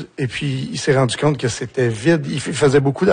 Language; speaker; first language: French; native; French